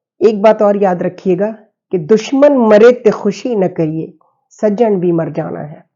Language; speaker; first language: Urdu; native; Urdu